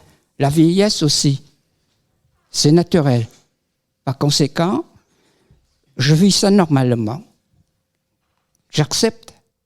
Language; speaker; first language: French; non-native, fluent; Vietnamese